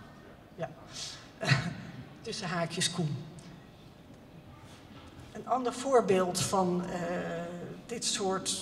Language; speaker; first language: Dutch; native; Dutch